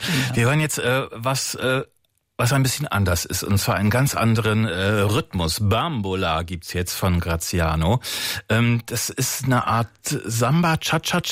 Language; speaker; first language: German; native; German